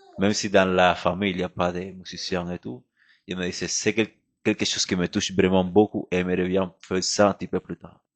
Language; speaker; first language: French; non-native, fluent; Spanish